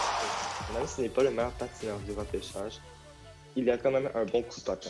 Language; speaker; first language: French; native; French